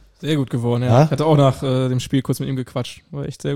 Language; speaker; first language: German; native; German